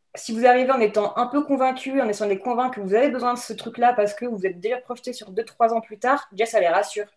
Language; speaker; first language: French; native; French